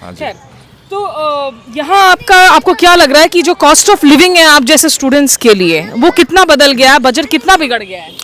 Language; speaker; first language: Hindi; native; Hindi